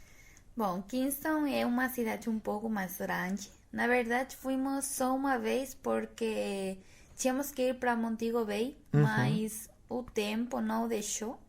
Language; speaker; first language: Portuguese; non-native, fluent; Spanish